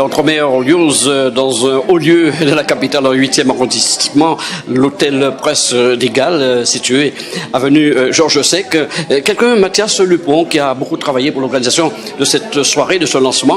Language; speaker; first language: French; native; French